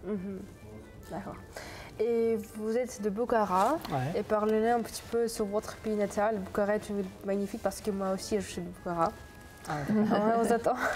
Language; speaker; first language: French; non-native, local second language; Uzbek